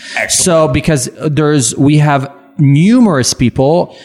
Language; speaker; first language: English; non-native, fluent; French